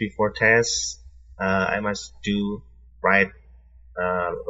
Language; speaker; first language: English; non-native, learner; Indonesian